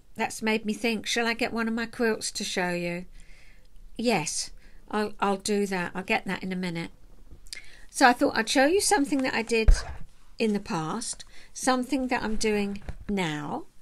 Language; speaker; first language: English; native; English